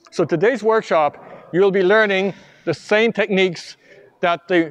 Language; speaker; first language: English; native; English